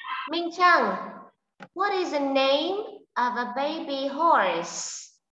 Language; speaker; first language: English; non-native, fluent; Vietnamese